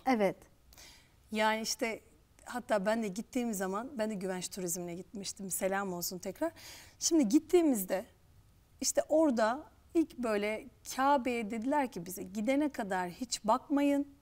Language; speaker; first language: Turkish; native; Turkish